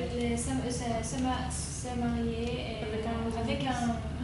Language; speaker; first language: French; non-native, learner; Arabic